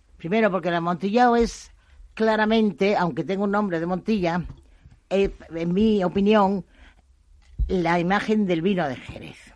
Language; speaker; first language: Spanish; native; Spanish